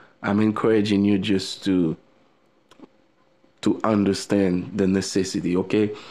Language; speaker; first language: English; non-native, fluent; Haitian Creole